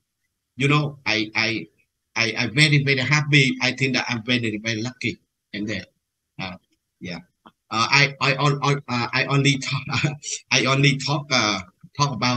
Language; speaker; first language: English; non-native, learner; Vietnamese